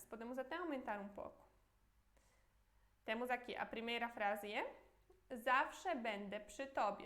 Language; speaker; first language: Portuguese; non-native, fluent; Polish